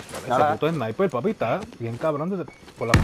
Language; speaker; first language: Spanish; native; Spanish